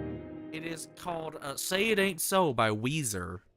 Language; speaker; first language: English; native; English